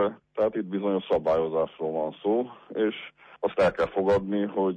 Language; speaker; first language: Hungarian; native; Hungarian